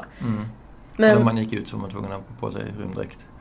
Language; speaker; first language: Swedish; native; Swedish